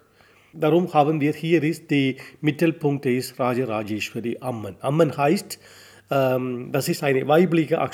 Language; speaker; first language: German; non-native, learner; Tamil